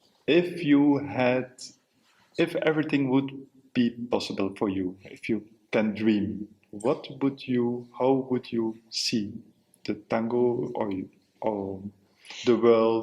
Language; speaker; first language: English; non-native, fluent; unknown